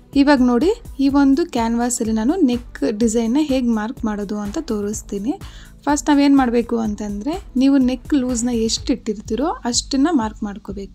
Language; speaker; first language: Kannada; native; Kannada